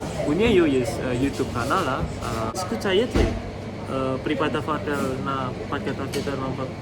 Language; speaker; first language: Russian; non-native, learner; Indonesian